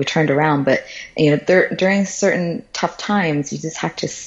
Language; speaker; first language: English; early bilingual, other home language; Cantonese